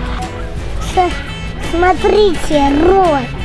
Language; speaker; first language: Russian; early bilingual, heritage; Russian